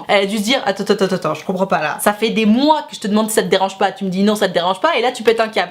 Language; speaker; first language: French; native; French